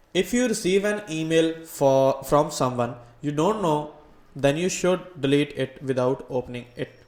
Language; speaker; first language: English; non-native, local second language; Punjabi